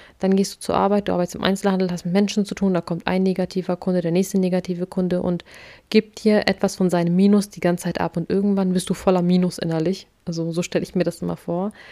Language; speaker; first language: German; early bilingual, other home language; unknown